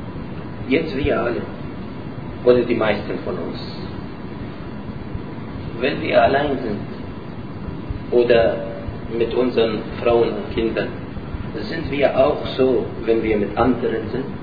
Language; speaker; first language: German; non-native, learner; Arabic